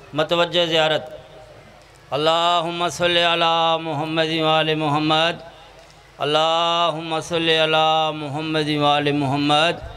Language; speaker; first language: Urdu; non-native, local second language; Punjabi